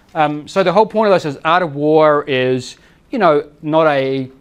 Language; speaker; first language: English; native; English